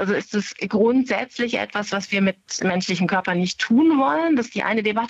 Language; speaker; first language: German; native; German